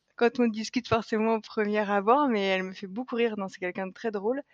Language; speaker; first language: French; native; French